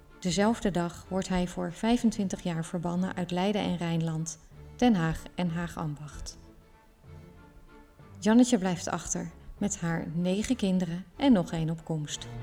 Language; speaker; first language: Dutch; native; Dutch